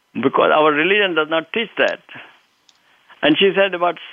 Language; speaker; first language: English; non-native, local second language; Urdu